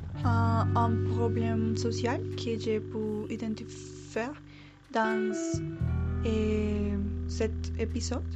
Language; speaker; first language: French; non-native, learner; Spanish